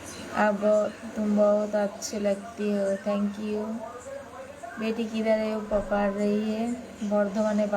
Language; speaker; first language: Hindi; non-native, local second language; Bangla